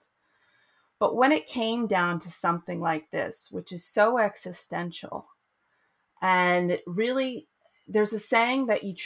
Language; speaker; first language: English; native; English